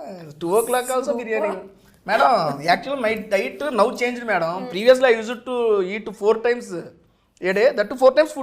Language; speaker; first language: Telugu; native; Telugu